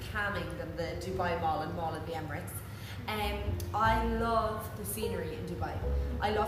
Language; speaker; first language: English; native; English